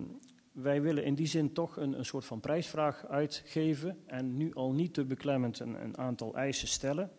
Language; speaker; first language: Dutch; native; Dutch